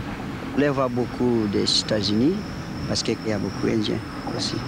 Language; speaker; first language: French; non-native, local second language; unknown